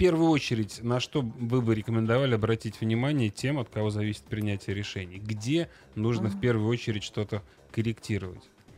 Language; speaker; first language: Russian; native; Russian